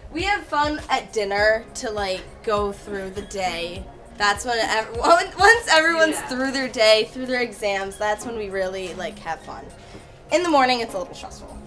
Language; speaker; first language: English; native; English